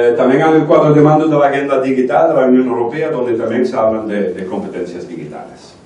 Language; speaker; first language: Spanish; non-native, fluent; Dutch